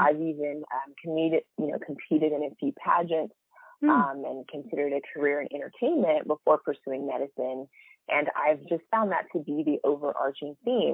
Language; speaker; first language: English; native; English